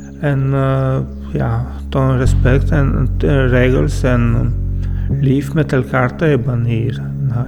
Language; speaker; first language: Dutch; non-native, learner; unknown